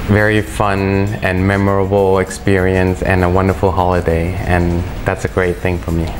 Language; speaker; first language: English; early bilingual, other home language; Thai